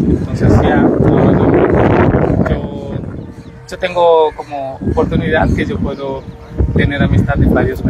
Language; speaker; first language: Spanish; non-native, learner; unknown